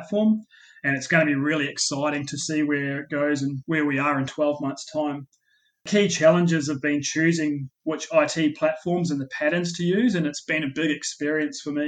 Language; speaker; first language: English; native; English